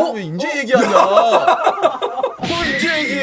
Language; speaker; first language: Korean; native; Korean